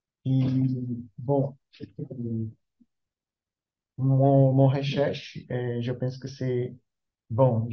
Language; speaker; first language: French; non-native, learner; Portuguese